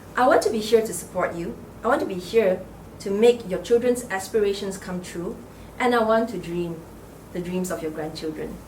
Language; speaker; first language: English; non-native, local second language; Chinese